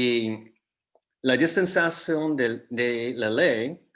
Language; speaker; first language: Spanish; non-native, fluent; English